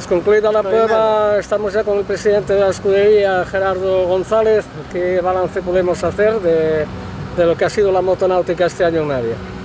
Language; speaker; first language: Spanish; native; Spanish